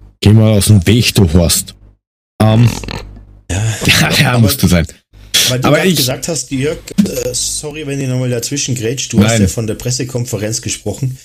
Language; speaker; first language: German; native; German